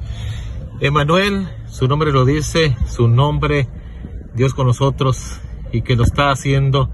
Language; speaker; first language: Spanish; native; Spanish